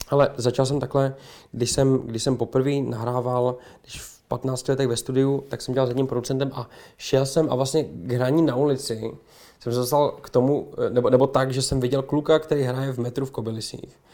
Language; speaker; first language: Czech; native; Czech